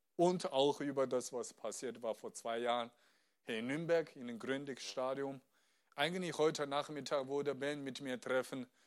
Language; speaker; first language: German; non-native, fluent; Chinese